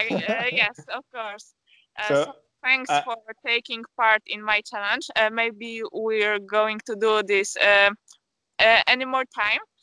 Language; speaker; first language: English; non-native, fluent; Polish